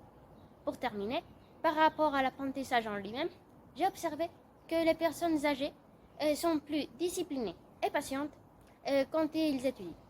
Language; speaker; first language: French; non-native, fluent; Spanish